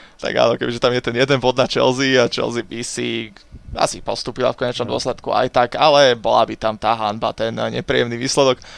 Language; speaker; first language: Slovak; native; Slovak